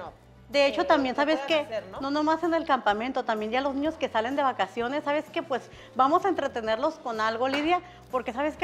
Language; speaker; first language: Spanish; native; Spanish